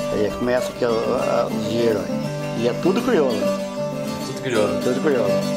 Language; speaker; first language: Portuguese; native; Portuguese